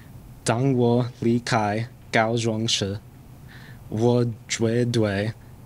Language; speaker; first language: Chinese; non-native, learner; English